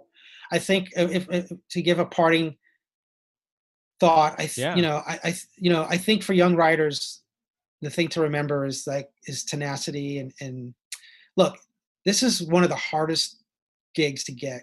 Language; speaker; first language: English; native; English